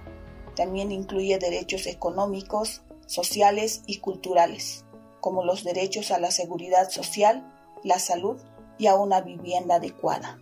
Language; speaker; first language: Spanish; native; Spanish